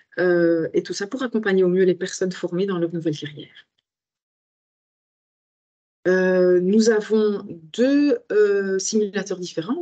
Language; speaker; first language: French; native; French